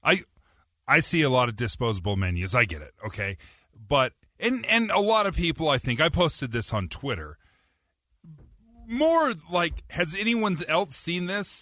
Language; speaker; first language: English; native; English